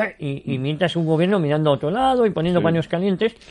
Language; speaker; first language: Spanish; native; Spanish